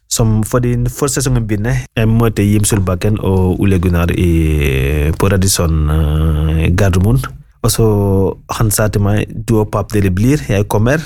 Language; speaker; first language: Norwegian; non-native, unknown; Wolof